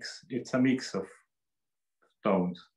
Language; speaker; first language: English; non-native, fluent; Spanish